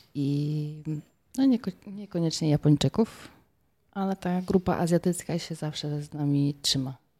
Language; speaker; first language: Polish; native; Polish